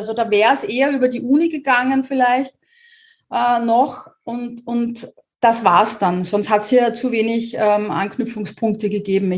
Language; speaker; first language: German; native; German